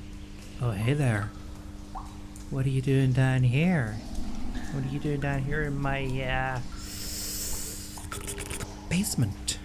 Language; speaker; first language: English; native; English